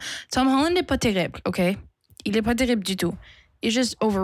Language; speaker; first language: French; non-native, local second language; English